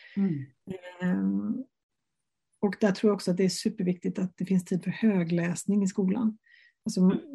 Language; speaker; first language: Swedish; native; Swedish